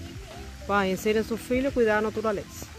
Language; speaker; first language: Portuguese; non-native, fluent; Spanish